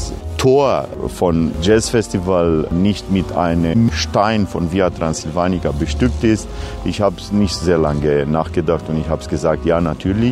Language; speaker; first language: German; non-native, fluent; Romanian